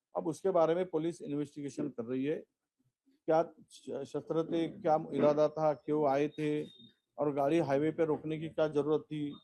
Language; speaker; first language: Hindi; non-native, local second language; Marathi